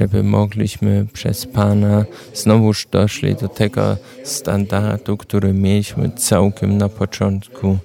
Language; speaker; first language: Polish; non-native, learner; German